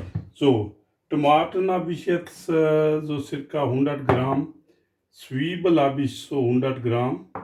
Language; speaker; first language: German; non-native, learner; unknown